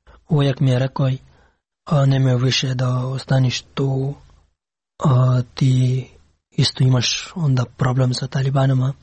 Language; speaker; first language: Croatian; non-native, learner; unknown